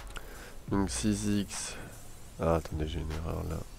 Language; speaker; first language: French; native; French